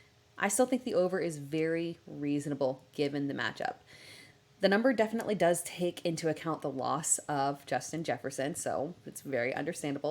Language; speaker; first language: English; native; English